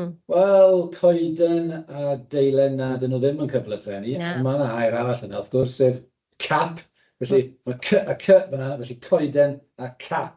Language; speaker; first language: Welsh; native; Welsh